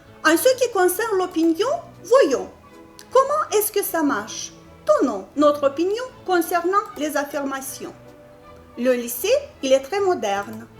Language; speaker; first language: French; non-native, fluent; Romanian